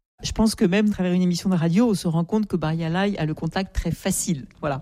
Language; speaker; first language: French; native; French